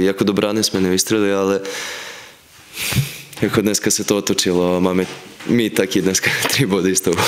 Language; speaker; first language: Czech; non-native, fluent; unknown